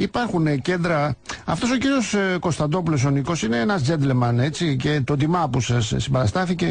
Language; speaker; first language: Greek; native; Greek